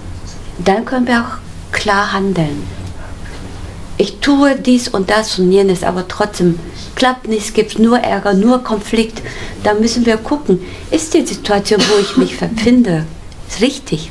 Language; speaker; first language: German; non-native, fluent; Korean